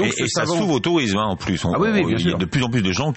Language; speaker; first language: French; native; French